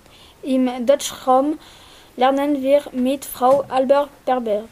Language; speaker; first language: German; non-native, learner; French